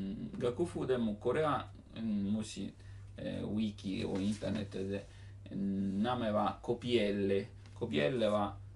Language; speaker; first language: Japanese; non-native, learner; Italian